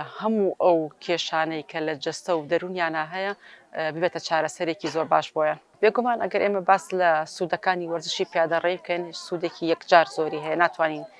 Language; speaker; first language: Central Kurdish; native; Central Kurdish